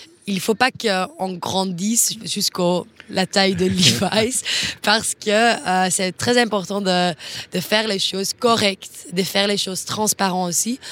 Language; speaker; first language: French; non-native, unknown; Dutch